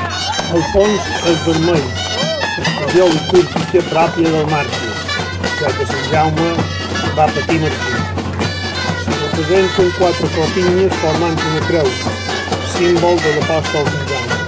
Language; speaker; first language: Catalan; native; Catalan